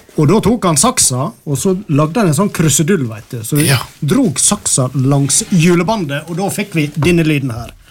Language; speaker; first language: Norwegian; native; Norwegian